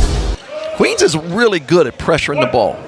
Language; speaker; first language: English; native; English